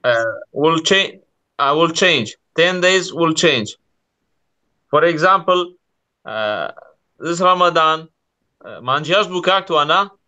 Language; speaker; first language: English; non-native, learner; Kurdish